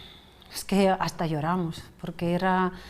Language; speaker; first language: Spanish; non-native, fluent; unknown